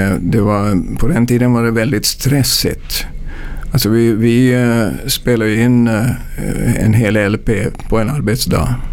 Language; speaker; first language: Swedish; native; Swedish